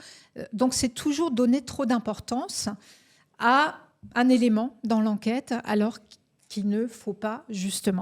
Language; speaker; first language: French; native; French